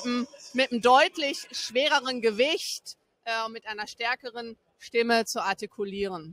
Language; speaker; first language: German; native; German